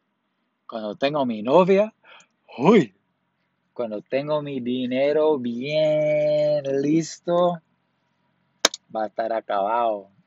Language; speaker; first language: Spanish; early bilingual, heritage; Spanish